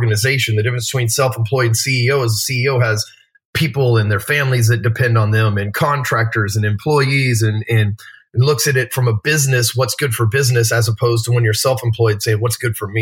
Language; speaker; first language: English; native; English